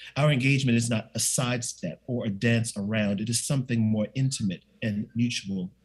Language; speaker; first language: English; native; English